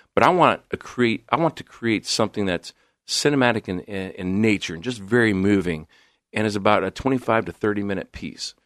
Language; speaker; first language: English; native; English